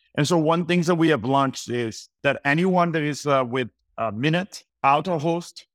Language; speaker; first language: English; non-native, fluent; Italian